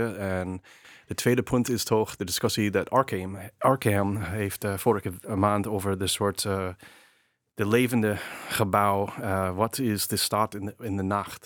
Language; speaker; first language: Dutch; non-native, fluent; English